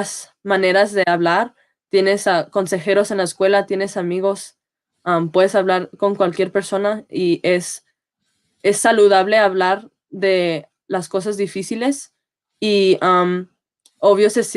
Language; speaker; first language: Spanish; early bilingual, heritage; Spanish